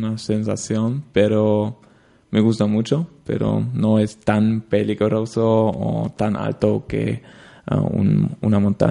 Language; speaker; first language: Spanish; non-native, learner; German